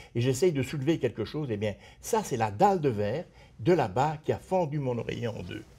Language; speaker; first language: French; native; French